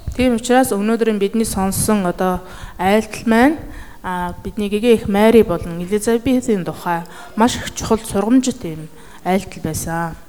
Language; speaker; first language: Mongolian; native; Mongolian